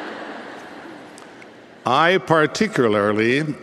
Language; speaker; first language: English; early bilingual, other home language; German